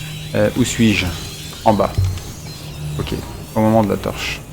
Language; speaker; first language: French; native; French